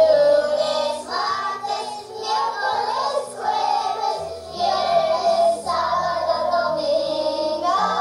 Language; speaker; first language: Spanish; non-native, learner; English